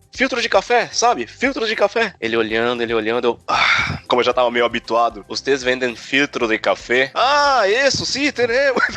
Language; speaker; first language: Portuguese; native; Portuguese